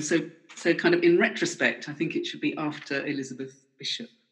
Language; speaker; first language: English; native; English